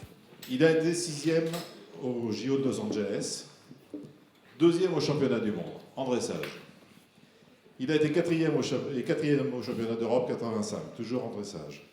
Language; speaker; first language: French; native; French